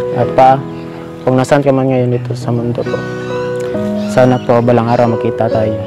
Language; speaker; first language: Filipino; non-native, local second language; Cebuano